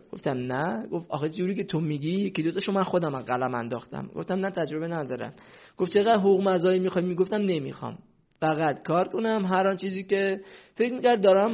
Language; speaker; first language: Persian; non-native, local second language; Central Kurdish